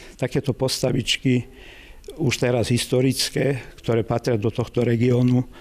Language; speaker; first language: Slovak; non-native, local second language; Ukrainian